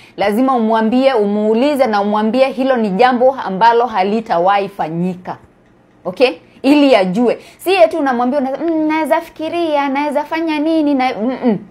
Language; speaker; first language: Swahili; native; Swahili